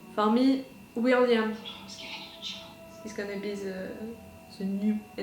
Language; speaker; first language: English; non-native, fluent; French